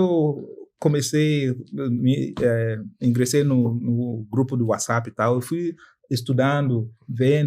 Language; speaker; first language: Portuguese; non-native, fluent; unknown